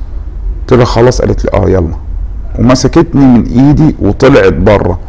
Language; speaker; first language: Arabic; native; Arabic